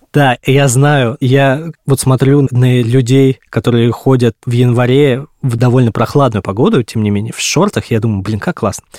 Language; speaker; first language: Russian; native; Russian